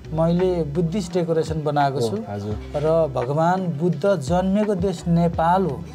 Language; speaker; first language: Nepali; native; Nepali